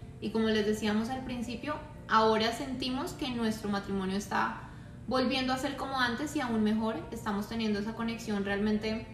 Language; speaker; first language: Spanish; native; Spanish